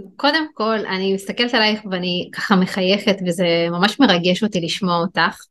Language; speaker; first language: Hebrew; non-native, local second language; Arabic